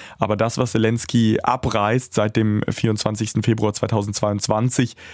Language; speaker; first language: German; early bilingual, other home language; Russian